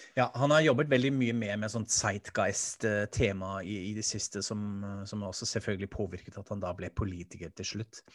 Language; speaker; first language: Norwegian; non-native, fluent; German